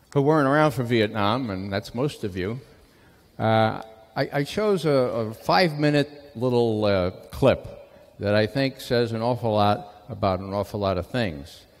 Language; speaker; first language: English; native; English